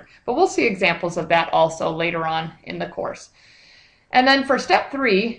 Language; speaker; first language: English; native; English